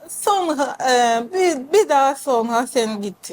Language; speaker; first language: Turkish; non-native, learner; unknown